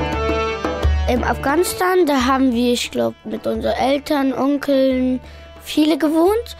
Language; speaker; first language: German; early bilingual, other home language; Pashto